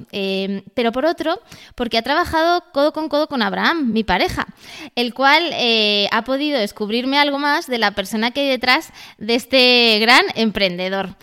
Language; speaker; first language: Spanish; native; Spanish